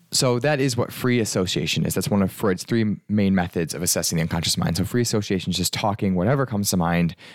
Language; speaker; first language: English; early bilingual, other home language; Italian